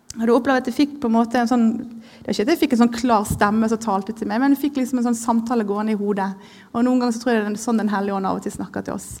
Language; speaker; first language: Norwegian; native; Norwegian